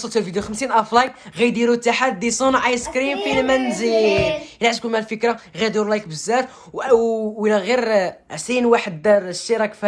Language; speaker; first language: Arabic; native; Arabic